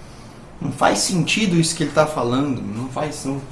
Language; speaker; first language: Portuguese; native; Portuguese